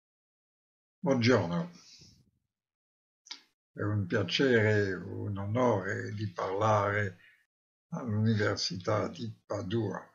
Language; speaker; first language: Italian; non-native, fluent; French